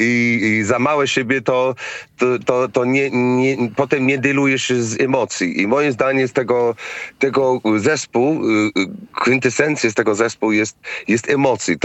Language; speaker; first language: Polish; non-native, fluent; English